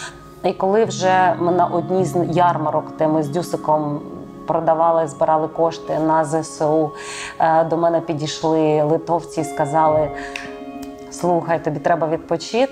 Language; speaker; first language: Ukrainian; native; Ukrainian